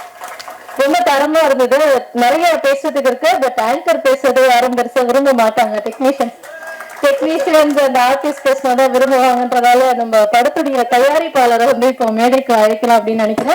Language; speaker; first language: Tamil; native; Tamil